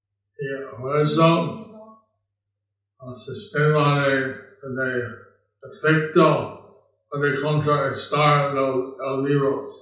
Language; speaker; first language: Spanish; non-native, learner; English